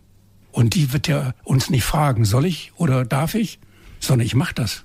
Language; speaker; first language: German; native; German